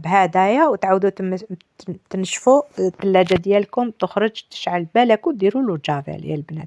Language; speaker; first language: Arabic; native; Arabic